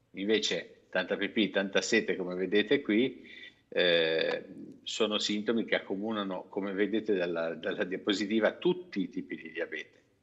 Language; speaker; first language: Italian; native; Italian